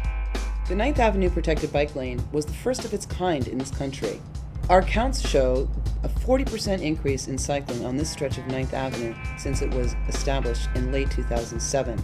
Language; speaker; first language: English; native; English